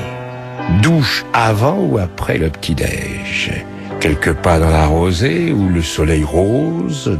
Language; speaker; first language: French; native; French